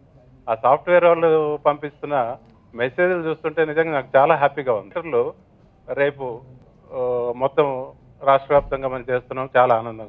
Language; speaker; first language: Telugu; native; Telugu